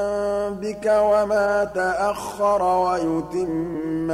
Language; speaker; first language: Arabic; native; Arabic